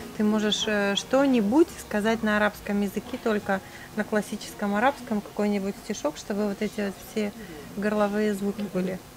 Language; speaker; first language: Russian; native; Russian